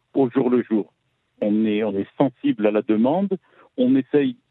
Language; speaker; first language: French; native; French